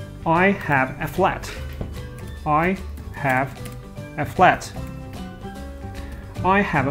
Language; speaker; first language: English; non-native, fluent; Russian